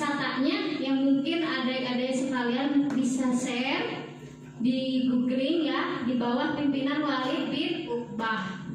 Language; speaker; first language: Indonesian; native; Indonesian